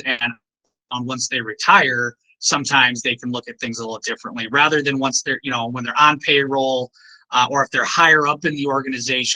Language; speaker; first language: English; native; English